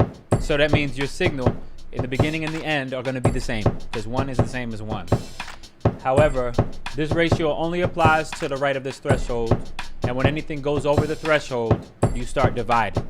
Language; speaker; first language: English; native; English